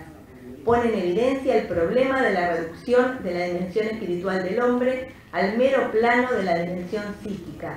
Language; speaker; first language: Spanish; native; Spanish